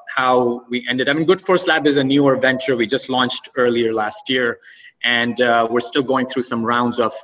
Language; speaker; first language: English; non-native, fluent; Arabic